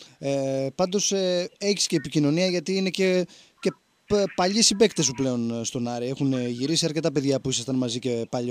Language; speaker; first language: Greek; native; Greek